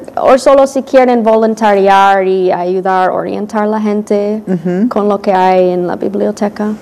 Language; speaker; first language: Spanish; non-native, fluent; English